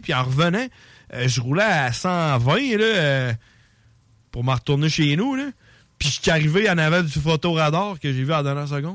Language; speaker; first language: French; native; French